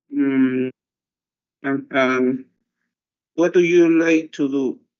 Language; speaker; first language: English; non-native, learner; Spanish